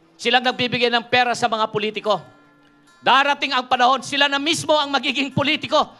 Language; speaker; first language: Filipino; non-native, local second language; Iloko